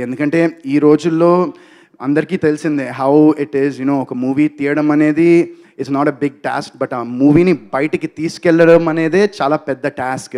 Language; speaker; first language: Telugu; native; Telugu